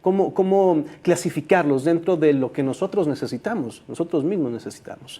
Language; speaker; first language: Spanish; native; Spanish